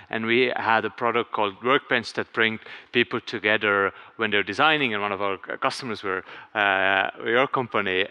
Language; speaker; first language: English; non-native, fluent; Estonian